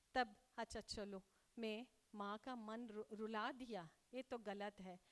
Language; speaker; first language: Hindi; non-native, local second language; Kannada